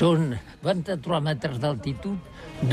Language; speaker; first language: French; non-native, learner; Catalan